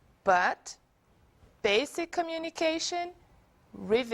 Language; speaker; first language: English; non-native, fluent; Portuguese